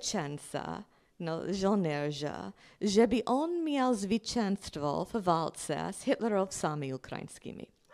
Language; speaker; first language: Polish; non-native, fluent; English